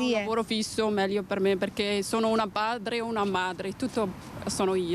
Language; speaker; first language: Italian; non-native, learner; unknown